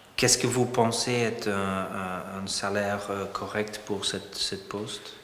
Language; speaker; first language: French; non-native, fluent; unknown